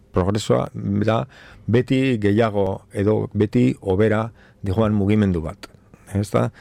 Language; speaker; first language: Basque; non-native, local second language; Spanish